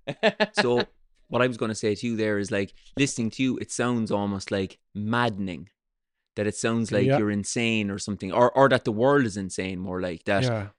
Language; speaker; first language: English; native; English